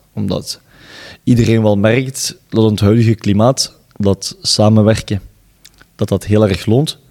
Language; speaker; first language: Dutch; native; Dutch